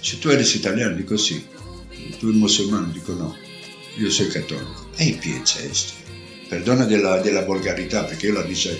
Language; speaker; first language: Spanish; non-native, learner; Italian